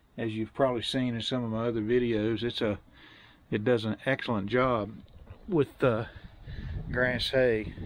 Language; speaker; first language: English; native; English